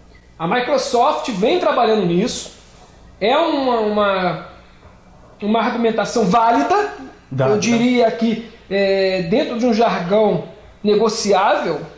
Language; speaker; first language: Portuguese; native; Portuguese